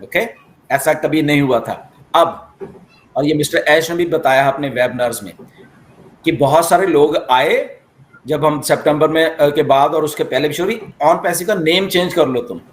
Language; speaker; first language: Hindi; native; Hindi